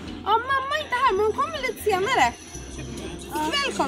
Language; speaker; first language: Swedish; early bilingual, other home language; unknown